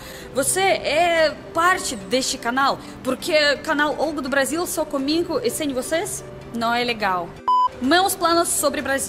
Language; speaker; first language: Portuguese; non-native, learner; Russian